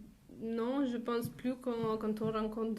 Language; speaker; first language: French; non-native, fluent; Italian